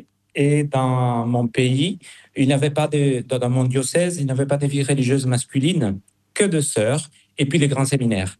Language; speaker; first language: French; non-native, fluent; Spanish